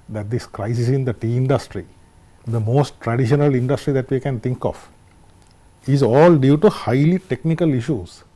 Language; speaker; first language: English; non-native, local second language; Sinhala